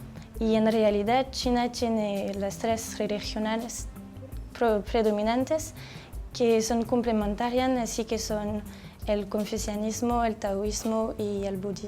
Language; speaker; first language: Spanish; non-native, fluent; French